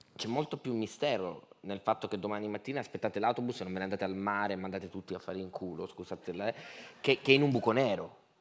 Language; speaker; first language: Italian; native; Italian